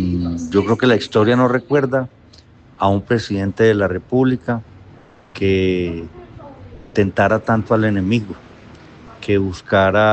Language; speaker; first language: Spanish; native; Spanish